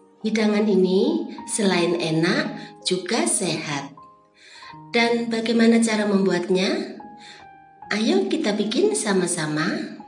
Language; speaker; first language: Indonesian; native; Indonesian